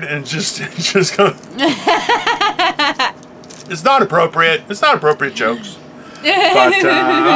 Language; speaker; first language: English; native; English